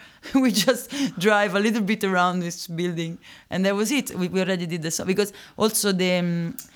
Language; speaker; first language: English; non-native, fluent; Italian